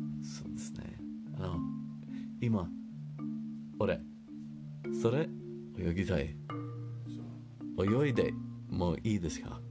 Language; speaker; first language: Japanese; non-native, learner; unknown